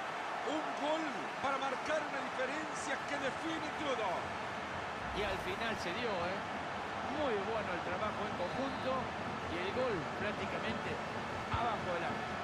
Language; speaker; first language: Spanish; native; Spanish